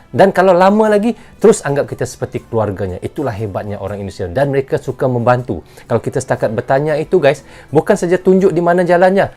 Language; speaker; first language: Malay; native; Malay